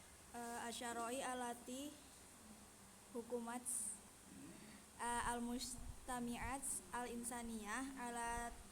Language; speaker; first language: Arabic; non-native, learner; Indonesian